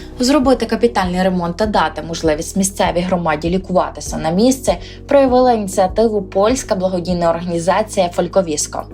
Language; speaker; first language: Ukrainian; native; Ukrainian